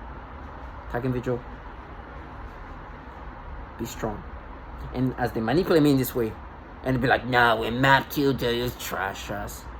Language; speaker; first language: English; non-native, fluent; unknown